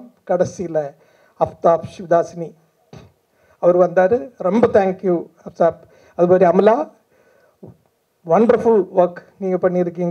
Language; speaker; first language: Tamil; non-native, fluent; Malayalam